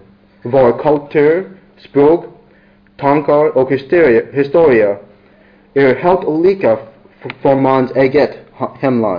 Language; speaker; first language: Swedish; non-native, learner; English